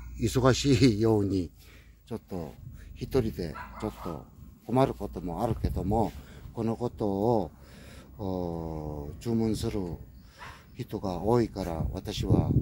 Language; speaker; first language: Japanese; non-native, learner; Korean